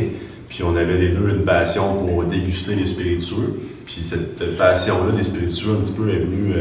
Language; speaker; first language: French; native; French